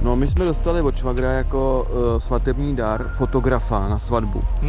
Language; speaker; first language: Czech; native; Czech